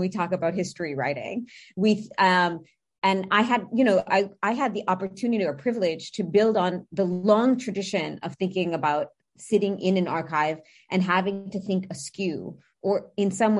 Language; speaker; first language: English; native; English